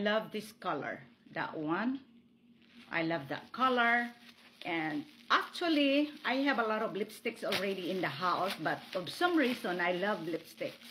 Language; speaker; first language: English; non-native, local second language; Filipino